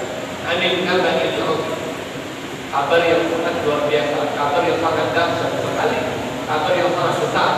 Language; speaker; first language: Indonesian; native; Indonesian